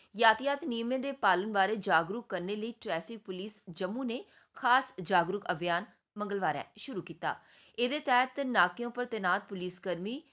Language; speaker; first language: Punjabi; non-native, local second language; Dogri